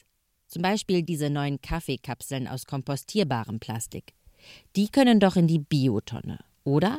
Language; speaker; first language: German; native; German